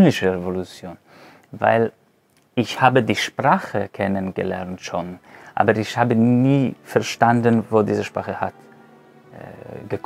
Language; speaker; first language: German; non-native, fluent; Hebrew